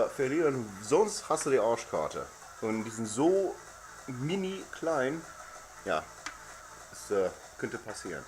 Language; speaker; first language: German; non-native, learner; English